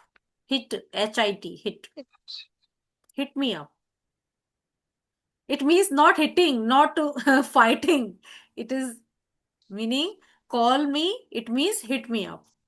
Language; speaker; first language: English; non-native, learner; Hindi